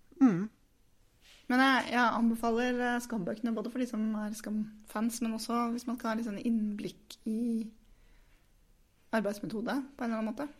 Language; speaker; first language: Norwegian; native; Norwegian